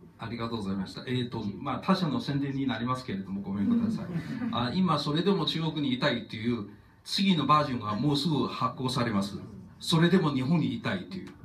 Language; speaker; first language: Japanese; non-native, fluent; Chinese